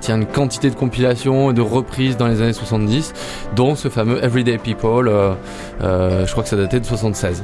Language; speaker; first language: French; native; French